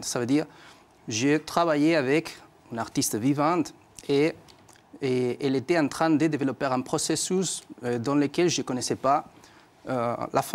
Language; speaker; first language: French; non-native, fluent; Spanish